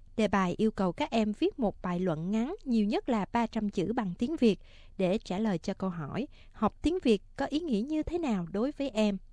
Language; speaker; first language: Vietnamese; native; Vietnamese